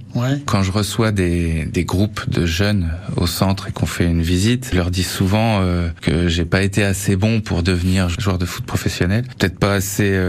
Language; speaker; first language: French; native; French